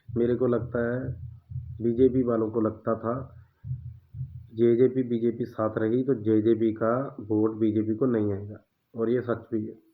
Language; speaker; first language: Hindi; non-native, local second language; Punjabi